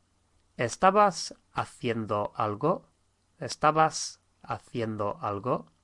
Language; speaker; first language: Spanish; non-native, fluent; English